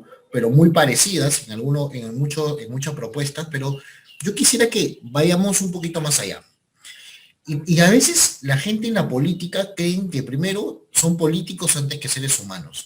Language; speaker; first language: Spanish; native; Spanish